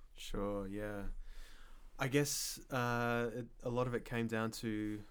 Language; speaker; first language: English; native; English